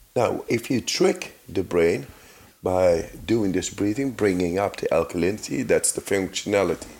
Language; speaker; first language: English; non-native, fluent; Dutch